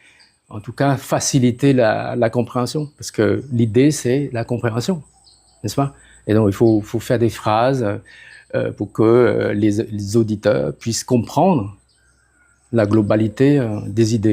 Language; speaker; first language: French; non-native, fluent; Khmer